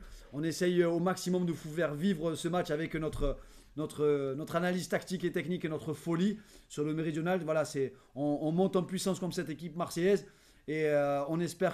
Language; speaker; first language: French; native; French